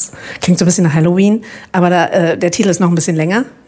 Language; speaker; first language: German; native; German